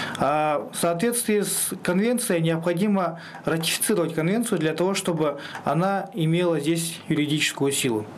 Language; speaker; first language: Russian; non-native, local second language; Kyrgyz